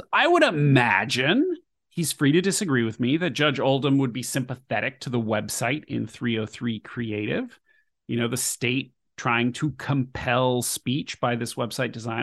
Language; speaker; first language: English; native; English